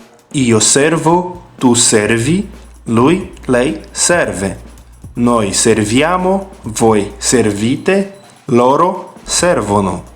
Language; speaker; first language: Italian; non-native, fluent; Portuguese